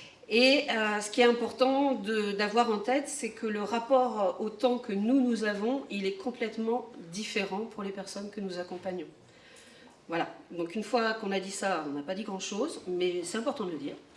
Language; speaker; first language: French; native; French